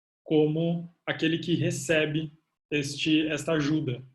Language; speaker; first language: Portuguese; native; Portuguese